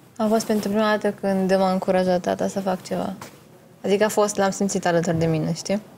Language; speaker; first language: Romanian; non-native, local second language; Hungarian